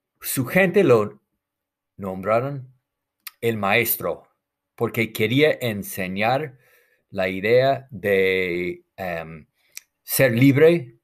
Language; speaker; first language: Spanish; non-native, fluent; English